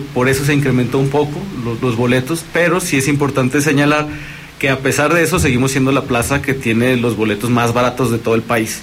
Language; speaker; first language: Spanish; native; Spanish